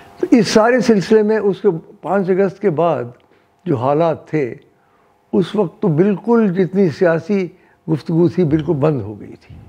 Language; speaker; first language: Hindi; non-native, local second language; Dogri